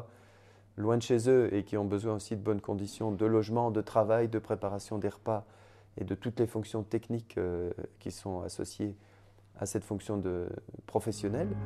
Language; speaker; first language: French; native; French